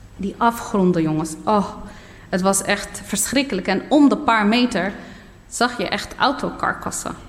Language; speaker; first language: Dutch; early bilingual, other home language; Berber languages